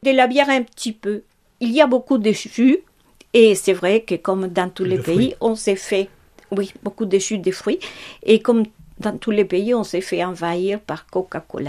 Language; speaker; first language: French; non-native, fluent; Spanish